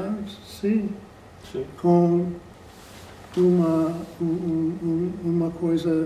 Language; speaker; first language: Portuguese; non-native, fluent; English